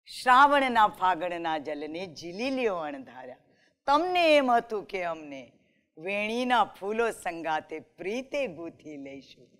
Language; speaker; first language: Gujarati; non-native, local second language; Marathi